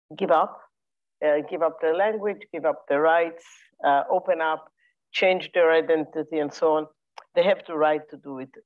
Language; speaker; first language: English; non-native, fluent; Hebrew